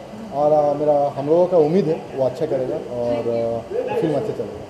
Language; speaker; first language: Hindi; non-native, local second language; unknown